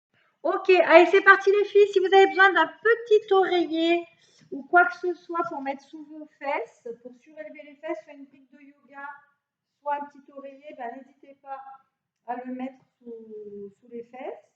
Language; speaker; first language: French; native; French